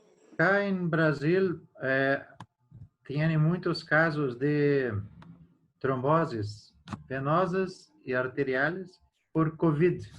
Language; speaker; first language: Spanish; non-native, learner; Portuguese